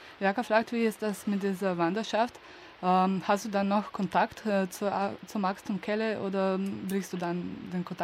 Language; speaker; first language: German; non-native, learner; Slovenian